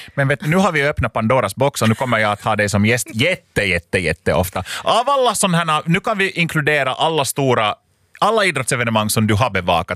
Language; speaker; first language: Swedish; native; Swedish